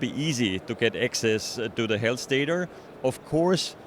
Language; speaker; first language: English; non-native, fluent; German